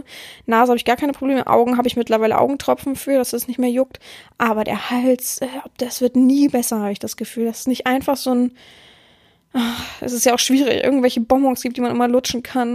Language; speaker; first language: German; native; German